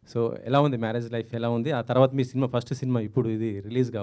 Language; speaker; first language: Telugu; native; Telugu